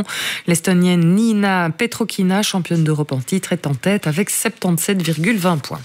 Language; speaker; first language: French; native; French